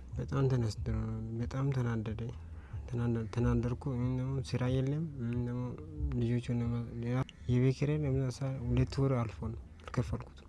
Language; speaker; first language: Amharic; non-native, local second language; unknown